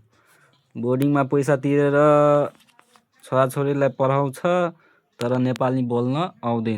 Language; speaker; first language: Nepali; non-native, local second language; Maithili